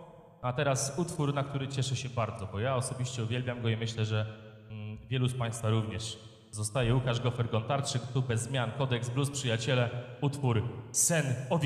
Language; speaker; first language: Polish; native; Polish